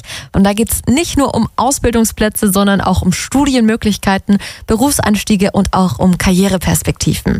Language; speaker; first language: German; native; German